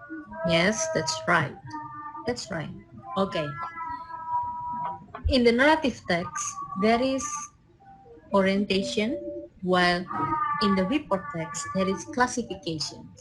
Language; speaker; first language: English; non-native, learner; Indonesian